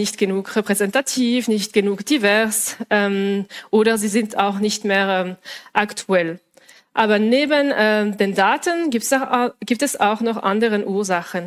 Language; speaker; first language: German; non-native, local second language; French